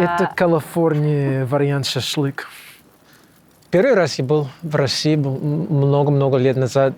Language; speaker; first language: Russian; non-native, learner; English